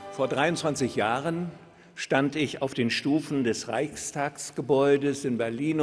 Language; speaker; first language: German; native; German